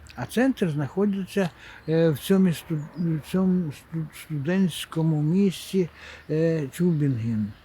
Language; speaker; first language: Ukrainian; non-native, local second language; Russian